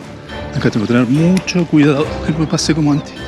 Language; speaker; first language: Spanish; native; Spanish